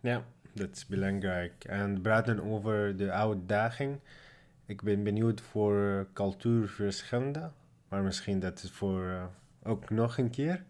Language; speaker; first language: Dutch; non-native, learner; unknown